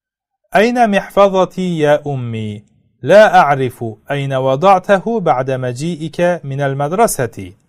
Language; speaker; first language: Arabic; non-native, fluent; Uzbek